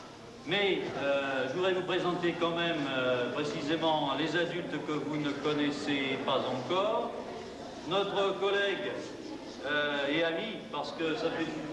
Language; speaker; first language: French; native; French